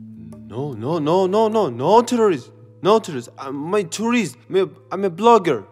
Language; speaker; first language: English; non-native, learner; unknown